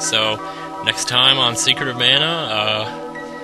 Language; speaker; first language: English; native; English